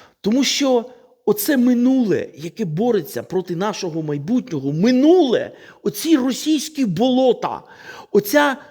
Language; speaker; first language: Ukrainian; non-native, local second language; Russian